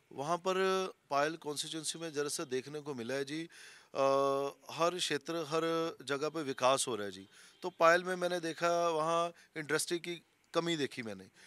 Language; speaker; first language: Hindi; non-native, local second language; Punjabi